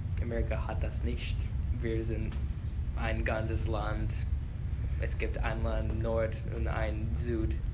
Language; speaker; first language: German; non-native, learner; English